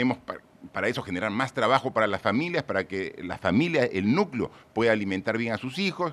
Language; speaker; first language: Spanish; native; Spanish